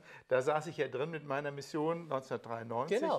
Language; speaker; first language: German; native; German